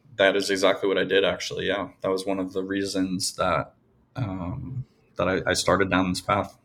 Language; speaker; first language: English; native; English